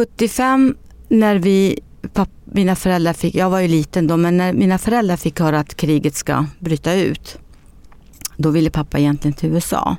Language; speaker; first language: Swedish; early bilingual, other home language; Arabic